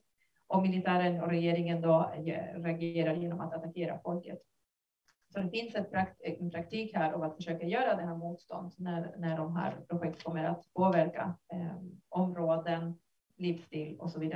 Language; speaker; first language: Swedish; non-native, fluent; Spanish